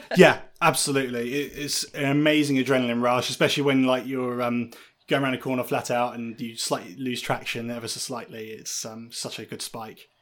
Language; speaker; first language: English; native; English